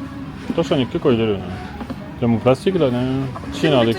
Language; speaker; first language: Japanese; non-native, fluent; French